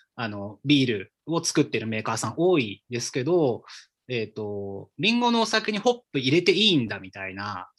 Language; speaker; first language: Japanese; native; Japanese